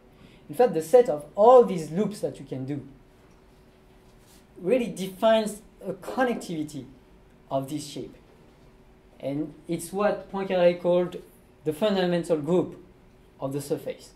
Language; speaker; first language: English; non-native, fluent; French